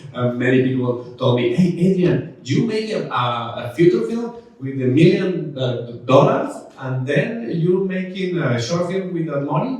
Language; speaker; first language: English; non-native, learner; Spanish